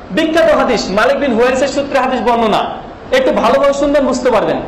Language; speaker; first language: Bangla; native; Bangla